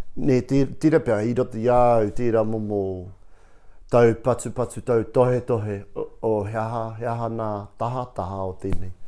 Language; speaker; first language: Māori; non-native, local second language; English